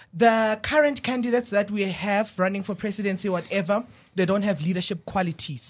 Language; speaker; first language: English; non-native, local second language; Southern Sotho